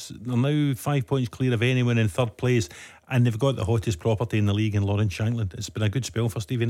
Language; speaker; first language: English; native; English